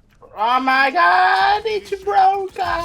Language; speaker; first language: English; non-native, local second language; Filipino